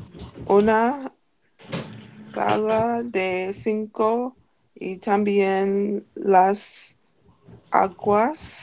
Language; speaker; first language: Spanish; non-native, learner; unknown